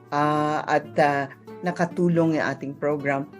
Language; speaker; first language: Filipino; non-native, local second language; Hiligaynon